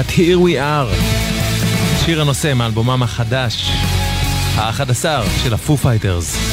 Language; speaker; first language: Hebrew; native; Hebrew